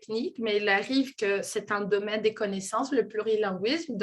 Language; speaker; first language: French; non-native, fluent; Portuguese